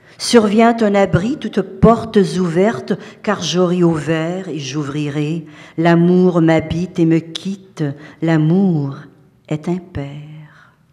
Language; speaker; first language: French; native; French